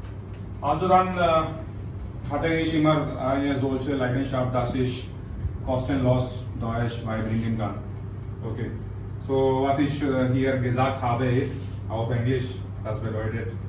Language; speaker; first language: German; non-native, fluent; Hindi